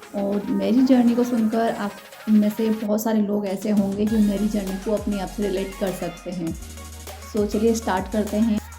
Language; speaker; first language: Hindi; non-native, local second language; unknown